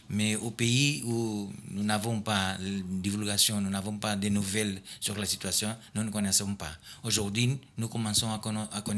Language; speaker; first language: French; non-native, fluent; Portuguese